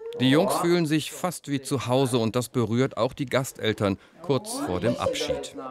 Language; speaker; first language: German; native; German